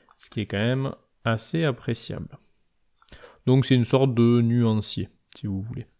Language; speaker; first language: French; native; French